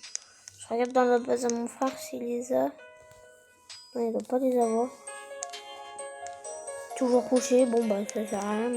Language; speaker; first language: French; native; French